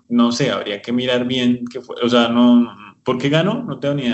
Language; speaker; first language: Spanish; native; Spanish